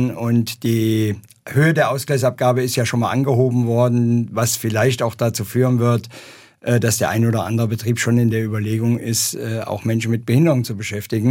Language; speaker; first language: German; native; German